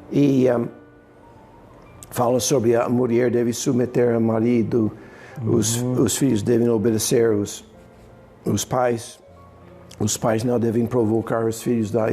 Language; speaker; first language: Portuguese; non-native, fluent; English